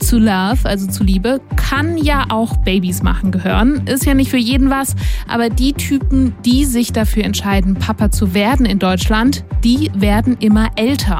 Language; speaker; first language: German; native; German